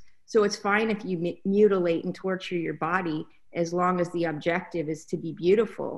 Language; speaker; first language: English; native; English